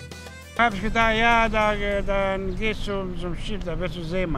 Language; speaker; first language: German; non-native, learner; Greek